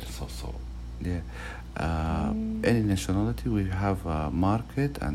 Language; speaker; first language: English; non-native, learner; Arabic